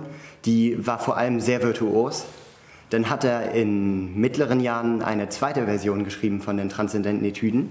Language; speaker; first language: German; native; German